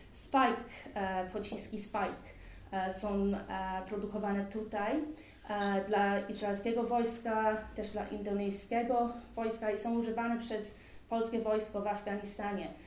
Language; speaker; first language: Polish; early bilingual, heritage; Polish